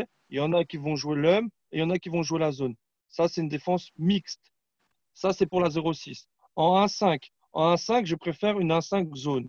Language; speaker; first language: French; non-native, fluent; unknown